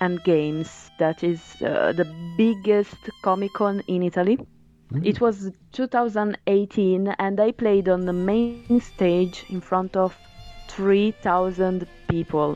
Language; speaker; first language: English; non-native, fluent; Italian